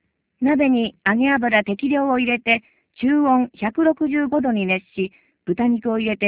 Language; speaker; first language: Japanese; native; Japanese